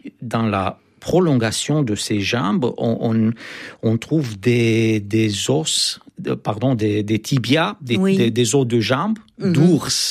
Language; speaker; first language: French; non-native, fluent; Romanian